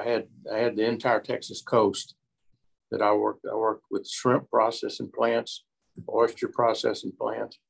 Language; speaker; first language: English; native; English